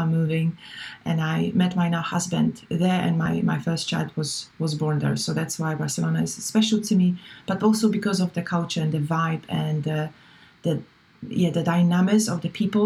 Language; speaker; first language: English; non-native, fluent; Polish